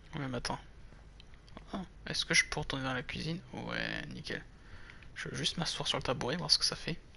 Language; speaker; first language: French; native; French